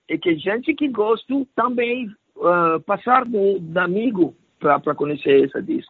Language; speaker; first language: Portuguese; non-native, learner; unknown